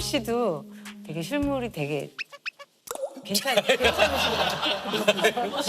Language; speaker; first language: Korean; native; Korean